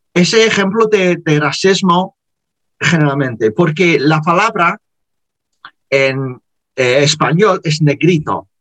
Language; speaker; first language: Spanish; non-native, learner; English